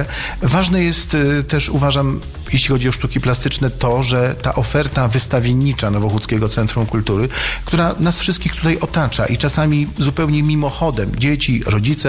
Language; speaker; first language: Polish; native; Polish